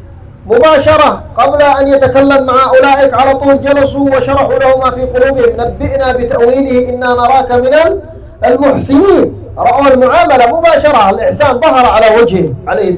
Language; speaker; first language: Arabic; native; Arabic